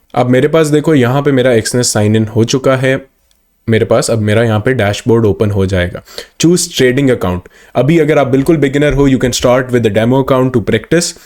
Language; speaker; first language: Urdu; non-native, local second language; Punjabi